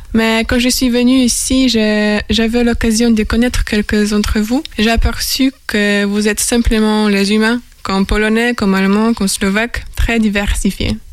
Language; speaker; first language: French; non-native, fluent; Polish